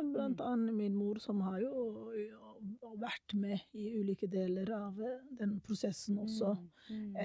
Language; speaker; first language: Norwegian; non-native, fluent; Somali